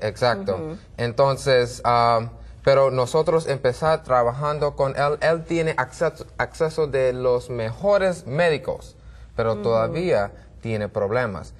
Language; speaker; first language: Spanish; non-native, learner; English